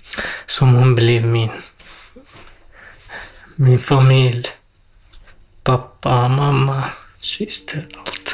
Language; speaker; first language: Swedish; non-native, learner; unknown